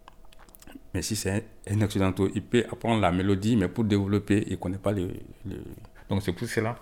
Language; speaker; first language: French; non-native, local second language; Bambara